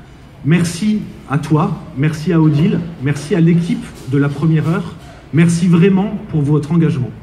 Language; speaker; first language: French; native; French